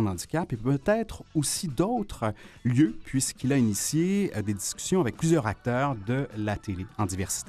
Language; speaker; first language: French; native; French